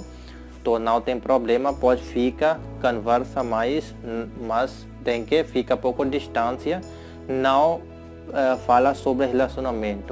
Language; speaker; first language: Portuguese; non-native, learner; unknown